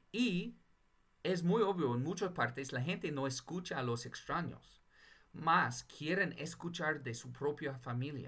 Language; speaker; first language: Spanish; non-native, fluent; English